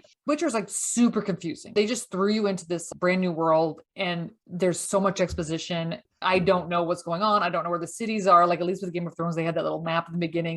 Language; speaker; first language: English; native; English